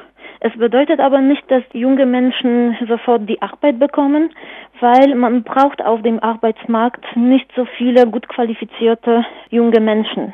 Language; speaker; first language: German; non-native, fluent; Polish